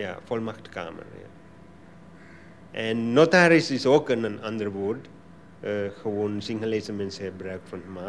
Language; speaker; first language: Dutch; non-native, learner; Sinhala